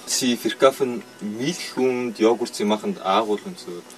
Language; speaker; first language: German; non-native, learner; Mongolian